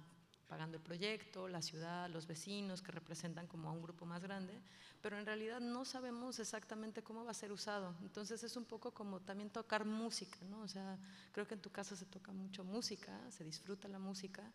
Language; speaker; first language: Spanish; native; Spanish